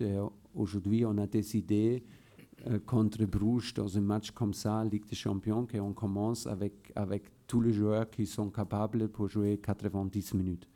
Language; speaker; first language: French; non-native, fluent; German